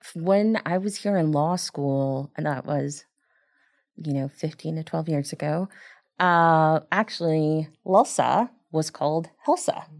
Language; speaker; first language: English; early bilingual, other home language; Spanish